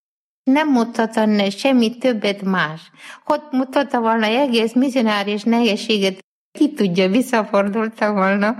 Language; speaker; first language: Hungarian; non-native, fluent; Malayalam